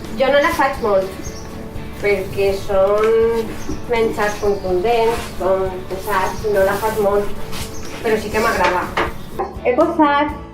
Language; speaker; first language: Catalan; non-native, local second language; Spanish